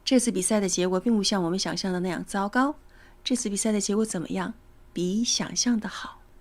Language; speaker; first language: Chinese; native; Chinese